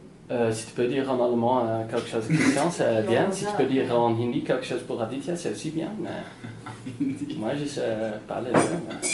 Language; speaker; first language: French; non-native, learner; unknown